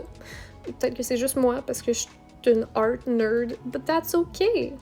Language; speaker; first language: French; native; French